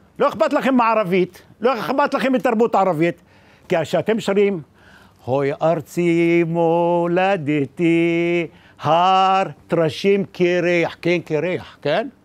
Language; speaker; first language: Hebrew; non-native, local second language; Arabic